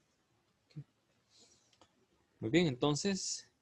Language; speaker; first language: Spanish; native; Spanish